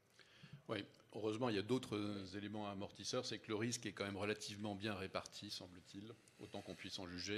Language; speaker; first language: French; native; French